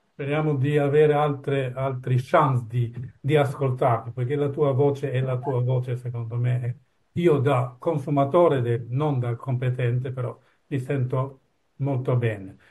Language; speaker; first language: Italian; non-native, fluent; Albanian